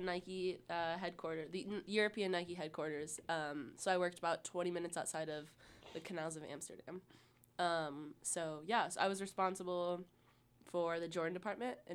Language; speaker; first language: English; native; English